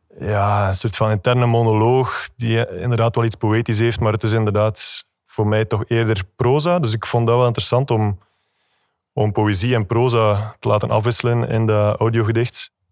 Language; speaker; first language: Dutch; native; Dutch